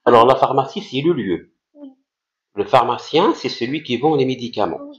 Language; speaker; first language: French; non-native, local second language; Arabic